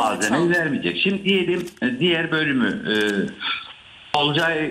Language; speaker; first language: Turkish; native; Turkish